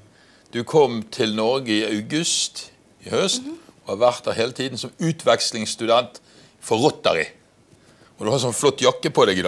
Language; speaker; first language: Norwegian; native; Norwegian